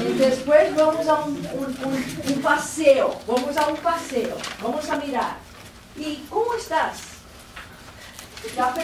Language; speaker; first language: Spanish; non-native, fluent; Portuguese